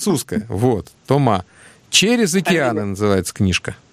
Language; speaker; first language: Russian; native; Russian